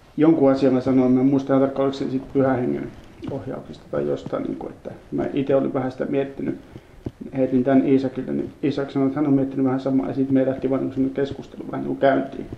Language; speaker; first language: Finnish; native; Finnish